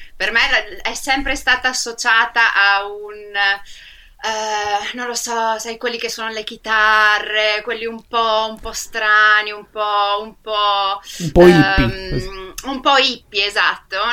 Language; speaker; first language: Italian; native; Italian